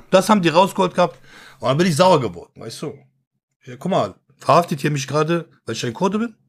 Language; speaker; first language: German; early bilingual, other home language; Kurdish